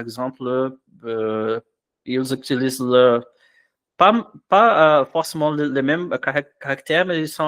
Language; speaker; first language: French; non-native, fluent; Portuguese